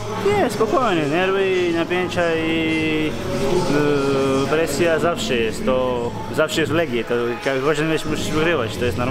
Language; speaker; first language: Polish; non-native, learner; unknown